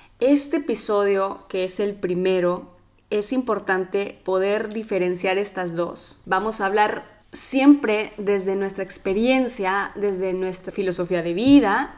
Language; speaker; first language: Spanish; native; Spanish